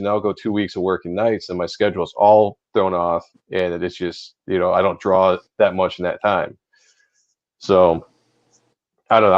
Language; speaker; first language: English; native; English